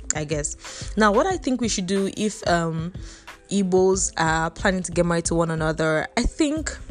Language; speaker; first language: English; non-native, local second language; Igbo